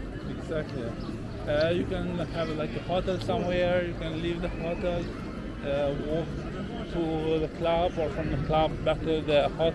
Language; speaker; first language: English; non-native, local second language; Albanian